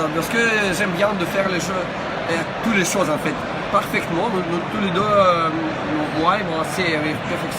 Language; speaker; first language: French; non-native, learner; Russian